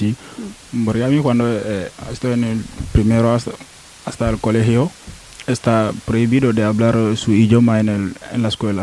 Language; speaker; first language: Spanish; non-native, learner; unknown